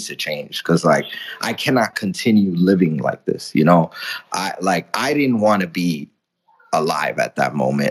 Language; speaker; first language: English; early bilingual, other home language; Spanish